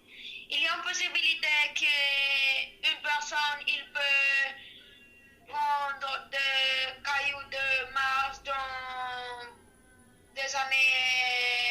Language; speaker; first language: French; non-native, learner; Spanish